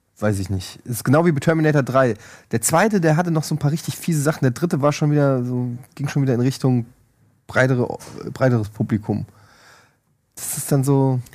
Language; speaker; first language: German; native; German